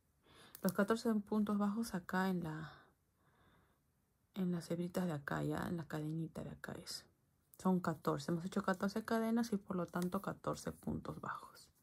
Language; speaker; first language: Spanish; native; Spanish